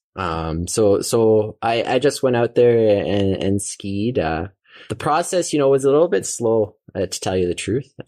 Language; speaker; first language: English; native; English